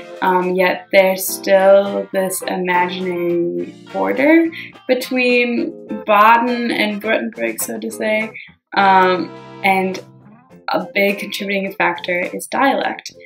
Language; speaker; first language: English; native; English